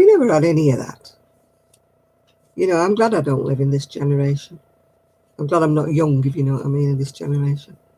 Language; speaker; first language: English; native; English